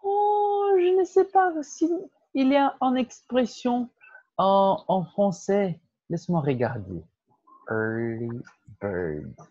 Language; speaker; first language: French; non-native, fluent; Portuguese